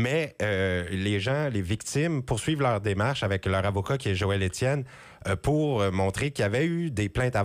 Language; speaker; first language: French; native; French